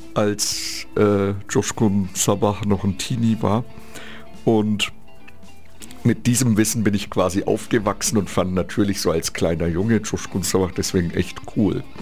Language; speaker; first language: German; early bilingual, other home language; Turkish